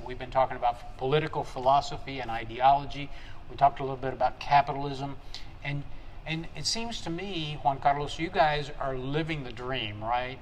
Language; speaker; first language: English; early bilingual, other home language; Spanish